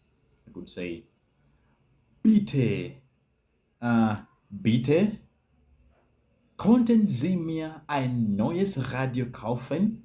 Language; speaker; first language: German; non-native, learner; English